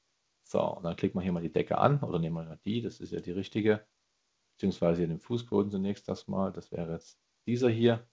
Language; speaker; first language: German; native; German